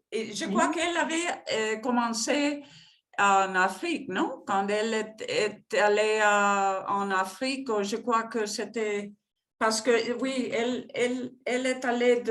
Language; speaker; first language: French; non-native, fluent; Spanish